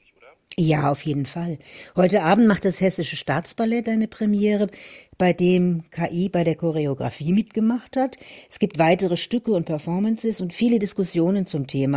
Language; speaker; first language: German; native; German